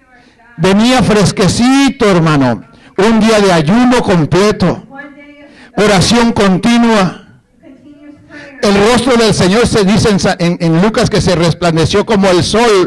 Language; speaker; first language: Spanish; native; Spanish